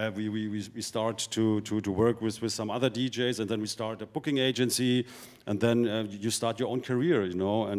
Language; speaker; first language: English; non-native, fluent; German